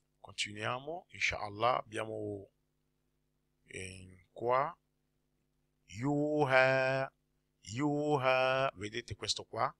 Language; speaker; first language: Italian; non-native, fluent; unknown